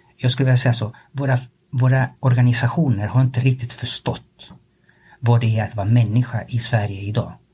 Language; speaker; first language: Swedish; early bilingual, other home language; Spanish